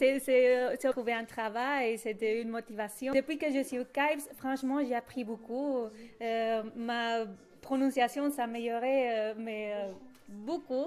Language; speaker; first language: French; non-native, fluent; Spanish